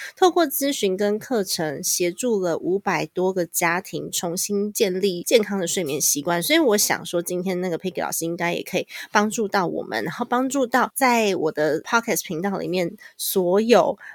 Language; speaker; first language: Chinese; native; Chinese